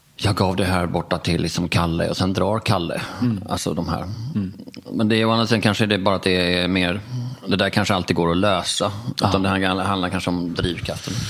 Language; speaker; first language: Swedish; native; Swedish